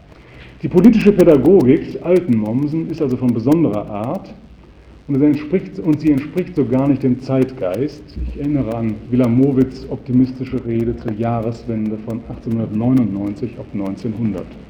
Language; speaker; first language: German; native; German